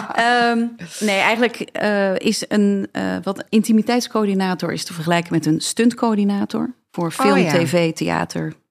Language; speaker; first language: Dutch; native; Dutch